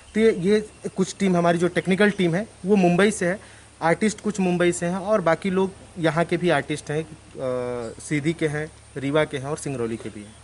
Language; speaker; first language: Hindi; native; Hindi